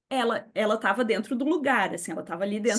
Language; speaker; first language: Portuguese; native; Portuguese